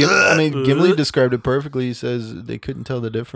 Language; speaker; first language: English; native; English